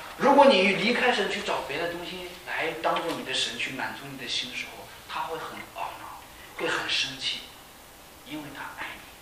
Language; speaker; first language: Chinese; native; Chinese